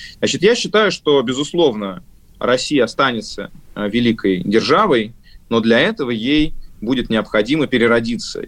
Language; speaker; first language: Russian; native; Russian